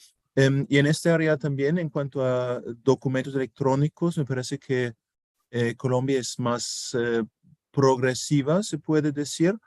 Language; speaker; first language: Spanish; non-native, fluent; German